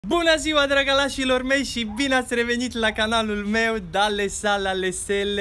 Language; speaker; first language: Romanian; non-native, learner; Italian